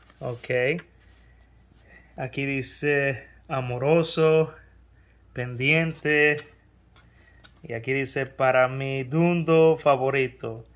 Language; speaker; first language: Spanish; early bilingual, heritage; Spanish